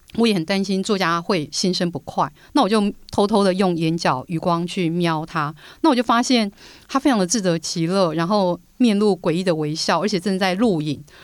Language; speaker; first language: Chinese; native; Chinese